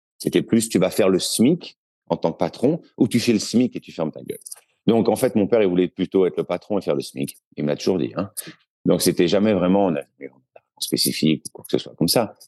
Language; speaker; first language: French; native; French